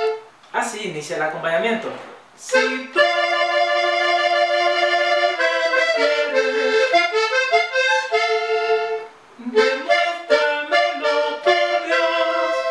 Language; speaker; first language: Spanish; native; Spanish